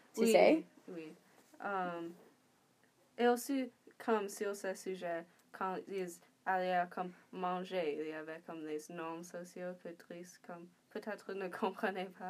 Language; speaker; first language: French; non-native, learner; English